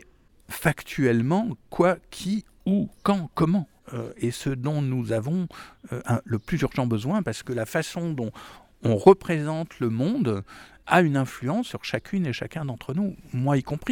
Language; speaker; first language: French; native; French